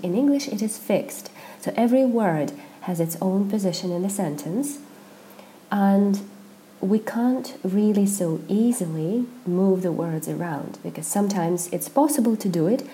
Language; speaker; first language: English; non-native, fluent; Russian